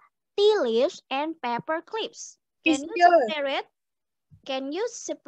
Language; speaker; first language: English; non-native, learner; Indonesian